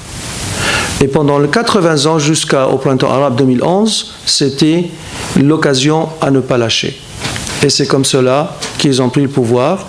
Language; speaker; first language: French; non-native, fluent; Arabic